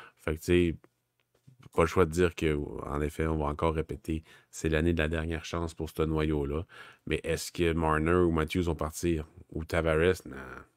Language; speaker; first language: French; native; French